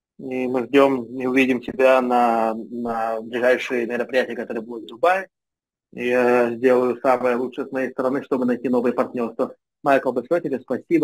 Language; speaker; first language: Russian; non-native, fluent; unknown